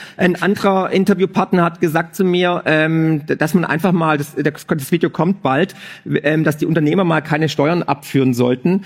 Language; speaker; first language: German; native; German